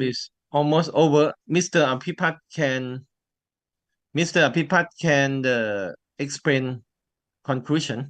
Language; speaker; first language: English; non-native, learner; Thai